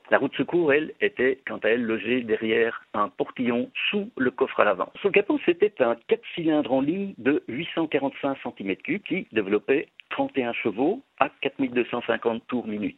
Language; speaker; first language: French; native; French